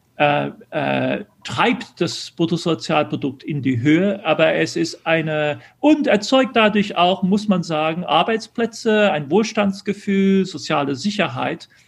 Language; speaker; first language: German; early bilingual, other home language; English